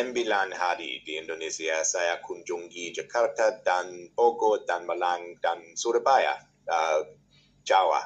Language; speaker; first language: Indonesian; non-native, learner; English